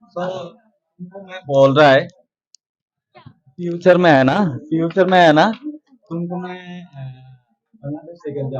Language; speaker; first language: Hindi; non-native, learner; Bangla